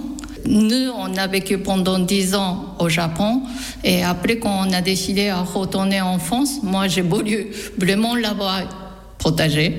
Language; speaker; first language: French; non-native, fluent; Japanese